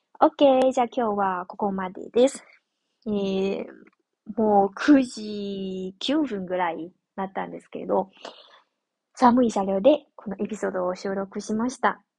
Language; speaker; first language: Japanese; non-native, fluent; Chinese